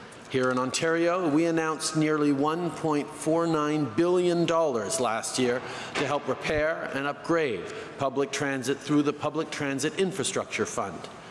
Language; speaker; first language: English; early bilingual, other home language; French